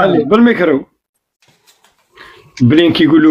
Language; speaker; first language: Arabic; native; Arabic